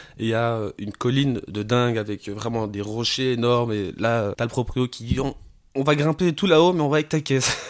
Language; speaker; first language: French; native; French